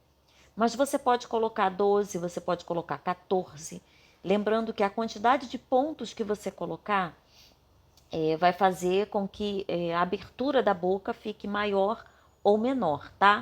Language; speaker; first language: Portuguese; native; Portuguese